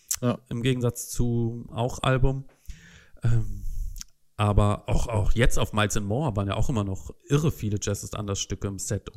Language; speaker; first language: German; native; German